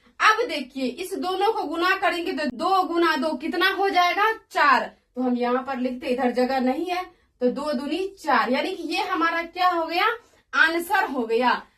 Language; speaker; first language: Hindi; native; Hindi